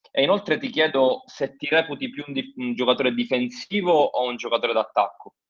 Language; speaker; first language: Italian; native; Italian